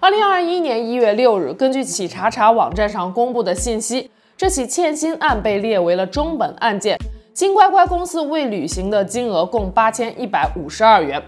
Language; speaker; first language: Chinese; native; Chinese